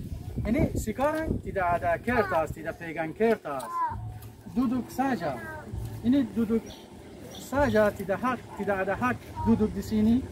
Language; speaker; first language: Indonesian; non-native, learner; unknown